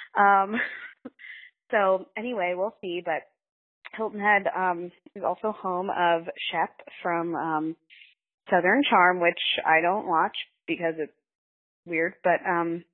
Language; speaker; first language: English; native; English